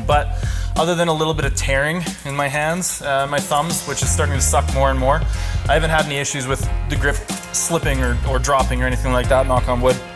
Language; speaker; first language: English; native; English